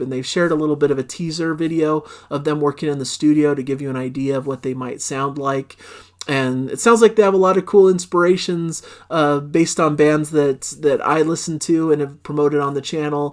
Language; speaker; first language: English; native; English